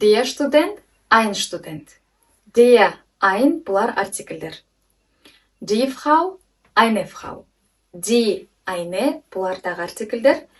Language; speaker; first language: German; non-native, fluent; Kyrgyz